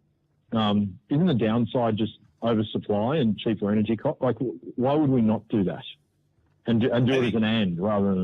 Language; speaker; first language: English; native; English